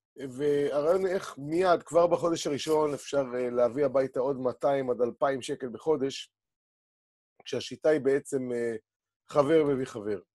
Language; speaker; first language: Hebrew; native; Hebrew